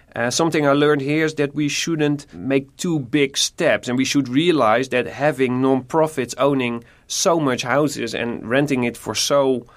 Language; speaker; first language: English; non-native, fluent; Dutch